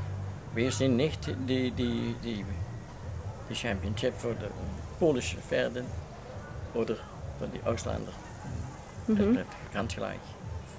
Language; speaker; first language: German; non-native, learner; Dutch